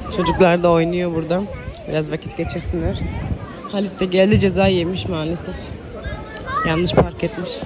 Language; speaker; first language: Turkish; early bilingual, heritage; Turkish